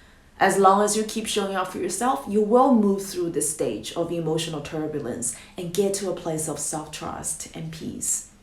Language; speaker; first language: English; non-native, fluent; Chinese